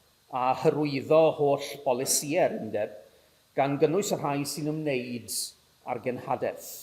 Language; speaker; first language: Welsh; native; Welsh